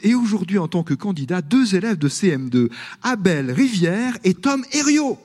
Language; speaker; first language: French; native; French